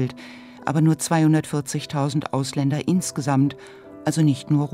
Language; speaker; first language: German; native; German